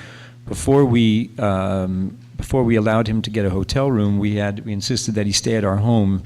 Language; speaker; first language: English; native; English